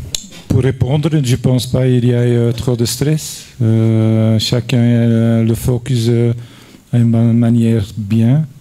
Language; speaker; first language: French; non-native, learner; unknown